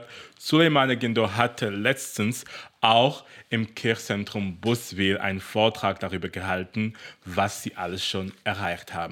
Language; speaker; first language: German; native; German